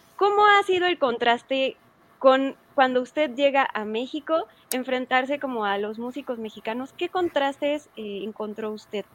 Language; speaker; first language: Spanish; native; Spanish